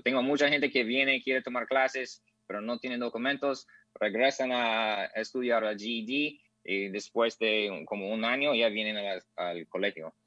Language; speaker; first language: Spanish; non-native, learner; English